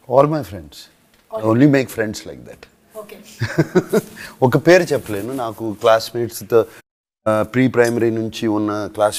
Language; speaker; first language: Telugu; native; Telugu